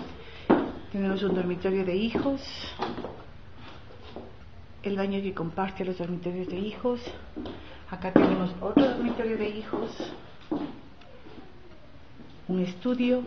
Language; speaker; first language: Spanish; native; Spanish